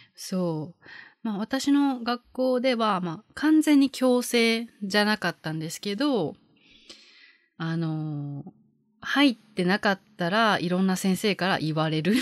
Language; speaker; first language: Japanese; native; Japanese